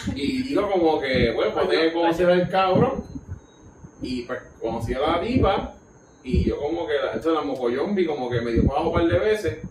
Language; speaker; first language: Spanish; native; Spanish